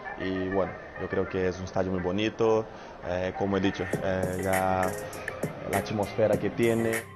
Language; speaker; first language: Spanish; non-native, fluent; Portuguese